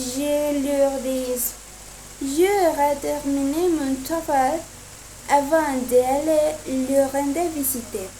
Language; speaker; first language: French; non-native, learner; Spanish